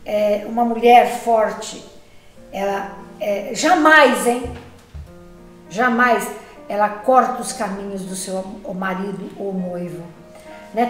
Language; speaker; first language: Portuguese; native; Portuguese